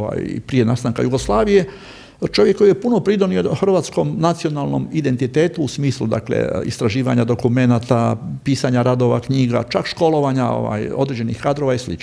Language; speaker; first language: Croatian; native; Croatian